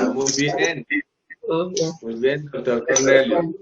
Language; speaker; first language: Spanish; native; Spanish